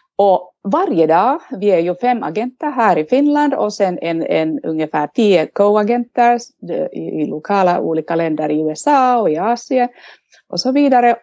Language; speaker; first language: Swedish; non-native, local second language; Finnish